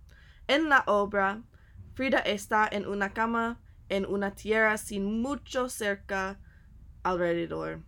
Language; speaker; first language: Spanish; non-native, learner; English